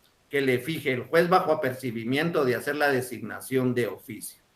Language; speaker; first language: Spanish; native; Spanish